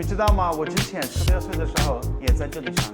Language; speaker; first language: Chinese; non-native, fluent; English